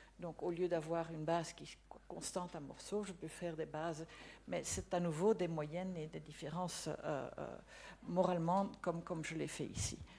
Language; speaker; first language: French; non-native, local second language; Dutch